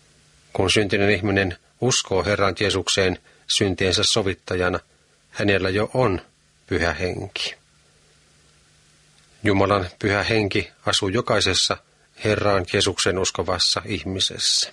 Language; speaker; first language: Finnish; native; Finnish